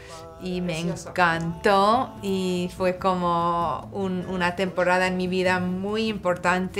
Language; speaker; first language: Spanish; non-native, fluent; English